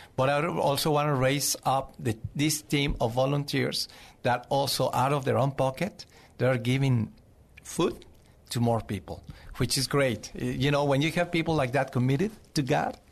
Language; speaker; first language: English; non-native, fluent; Spanish